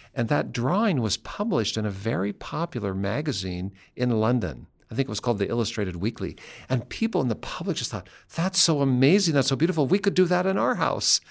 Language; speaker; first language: English; native; English